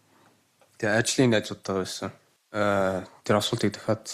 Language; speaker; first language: Mongolian; early bilingual, heritage; Mongolian